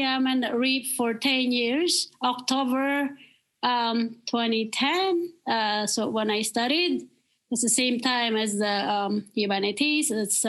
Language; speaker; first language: English; non-native, fluent; Spanish